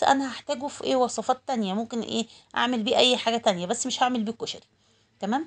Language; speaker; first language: Arabic; native; Arabic